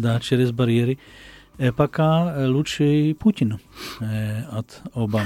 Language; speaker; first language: Russian; non-native, learner; Slovak